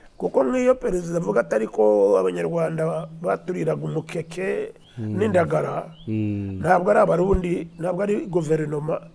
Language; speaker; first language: Kinyarwanda; early bilingual, heritage; Kinyarwanda